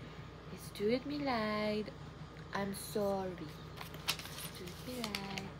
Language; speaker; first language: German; non-native, learner; Filipino